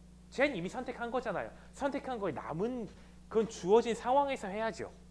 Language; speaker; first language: Korean; early bilingual, heritage; Korean